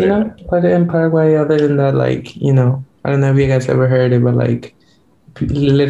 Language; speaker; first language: English; non-native, fluent; Guarani